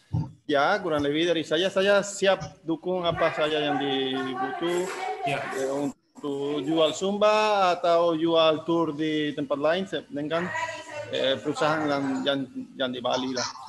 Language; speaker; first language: Indonesian; non-native, fluent; Spanish